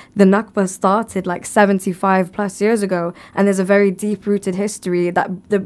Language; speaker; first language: English; native; English